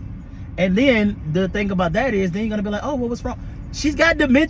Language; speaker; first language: English; native; English